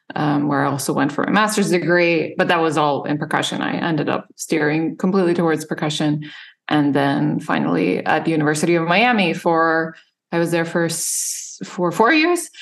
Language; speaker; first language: English; non-native, fluent; Serbian